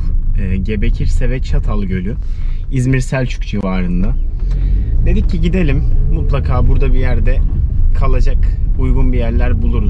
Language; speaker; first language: Turkish; native; Turkish